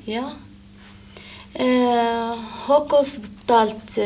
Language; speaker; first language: Dutch; non-native, learner; Arabic